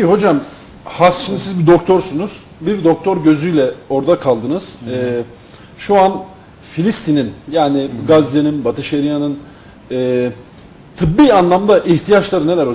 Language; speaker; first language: Turkish; native; Turkish